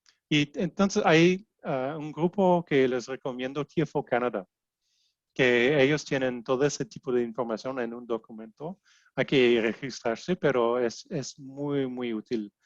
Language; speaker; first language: Spanish; non-native, fluent; French